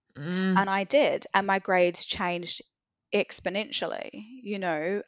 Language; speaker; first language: English; native; English